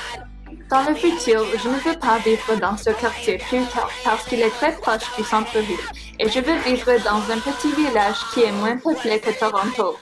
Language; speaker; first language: French; non-native, learner; English